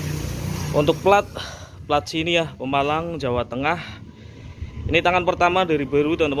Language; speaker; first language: Indonesian; native; Indonesian